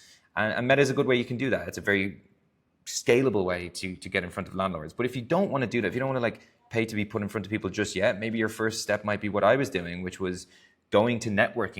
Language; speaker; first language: English; native; English